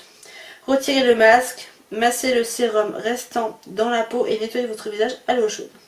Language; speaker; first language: French; native; French